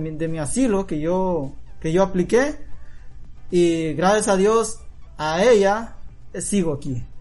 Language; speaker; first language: Spanish; non-native, local second language; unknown